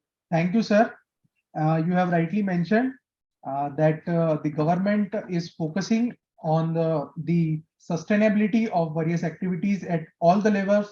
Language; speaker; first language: English; non-native, local second language; Hindi